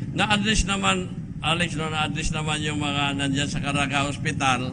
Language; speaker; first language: Filipino; non-native, local second language; Cebuano